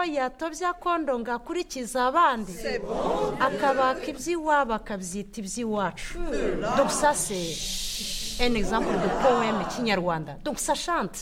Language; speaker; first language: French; non-native, local second language; Kinyarwanda